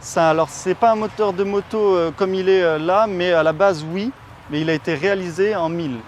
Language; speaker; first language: French; native; French